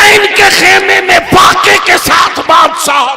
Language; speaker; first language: Urdu; native; Urdu